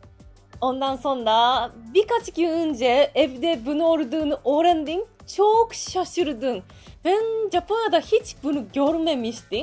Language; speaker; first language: Turkish; non-native, learner; Japanese